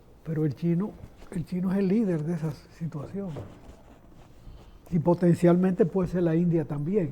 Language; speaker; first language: Spanish; native; Spanish